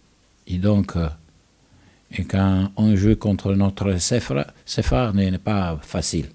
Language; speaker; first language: French; non-native, learner; Italian